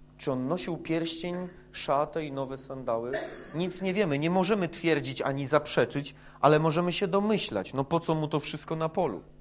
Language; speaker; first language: Polish; non-native, fluent; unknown